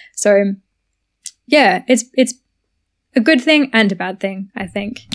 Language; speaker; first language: English; native; English